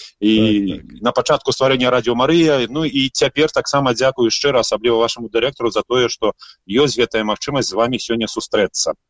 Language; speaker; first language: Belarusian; native; Belarusian